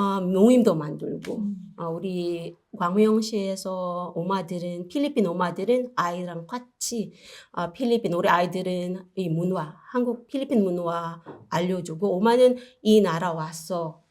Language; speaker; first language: Korean; non-native, learner; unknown